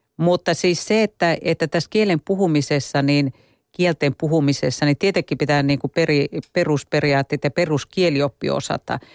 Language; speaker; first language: Finnish; native; Finnish